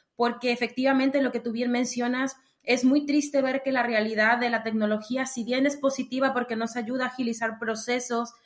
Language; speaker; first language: Spanish; native; Spanish